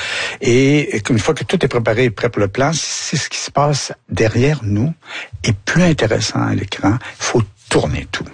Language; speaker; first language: French; native; French